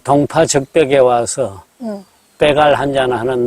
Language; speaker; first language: Korean; native; Korean